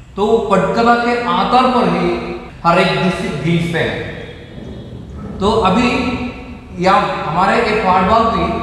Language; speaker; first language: Hindi; non-native, local second language; Malayalam